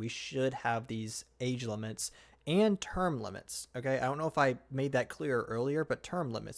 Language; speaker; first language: English; native; English